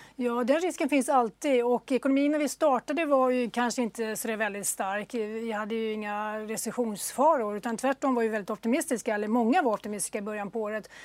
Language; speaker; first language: Swedish; native; Swedish